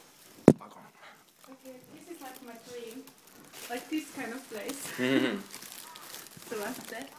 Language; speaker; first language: English; non-native, learner; Finnish